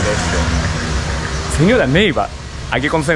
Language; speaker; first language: Spanish; non-native, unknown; Japanese